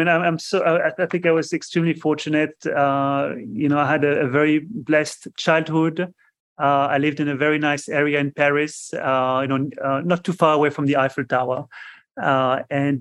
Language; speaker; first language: English; non-native, fluent; French